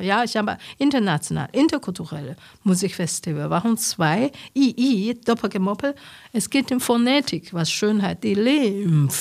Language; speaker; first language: German; non-native, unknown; Chinese